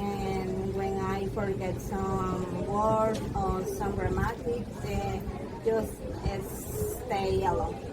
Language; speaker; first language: English; non-native, learner; Spanish